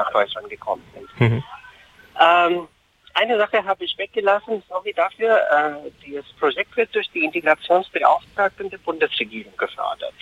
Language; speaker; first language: German; non-native, fluent; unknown